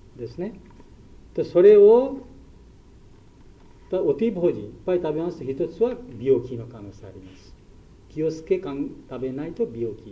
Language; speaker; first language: Japanese; non-native, learner; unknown